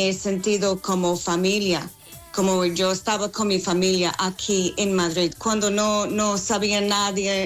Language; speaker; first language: Spanish; non-native, fluent; English